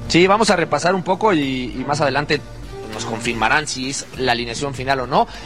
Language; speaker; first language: Spanish; native; Spanish